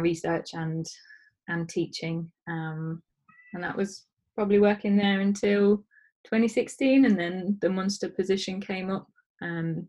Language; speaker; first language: English; native; English